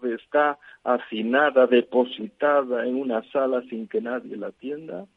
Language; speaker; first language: Spanish; native; Spanish